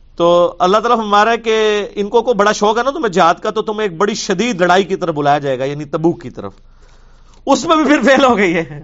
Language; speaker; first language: Urdu; non-native, local second language; Punjabi